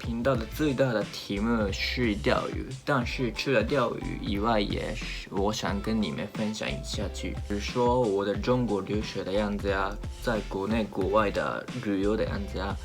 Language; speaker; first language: Chinese; non-native, learner; Japanese